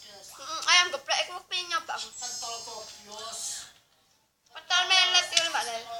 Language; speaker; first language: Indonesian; non-native, local second language; Javanese